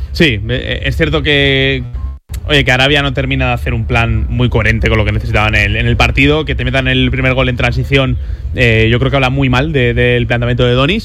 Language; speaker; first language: Spanish; native; Spanish